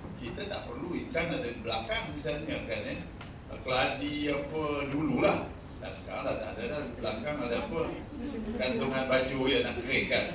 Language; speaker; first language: Malay; native; Malay